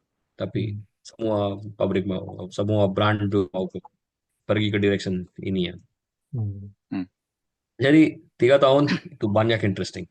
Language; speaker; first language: Indonesian; non-native, learner; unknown